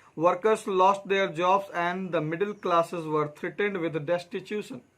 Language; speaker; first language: English; non-native, local second language; Hindi